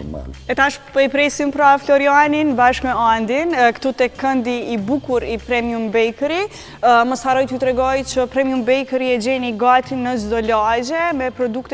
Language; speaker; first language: Albanian; native; Albanian